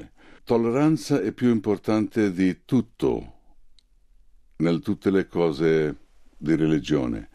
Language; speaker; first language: Italian; non-native, fluent; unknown